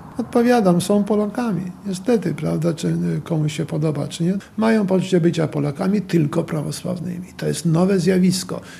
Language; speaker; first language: Polish; native; Polish